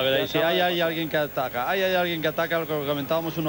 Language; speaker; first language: Spanish; native; Spanish